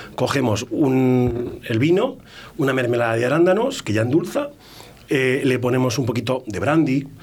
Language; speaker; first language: Spanish; native; Spanish